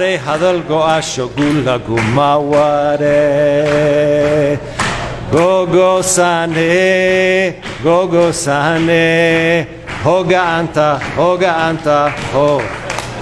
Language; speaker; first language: Somali; non-native, fluent; English